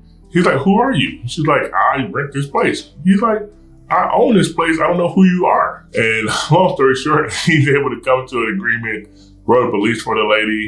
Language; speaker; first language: English; native; English